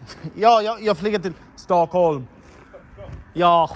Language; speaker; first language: Swedish; non-native, learner; English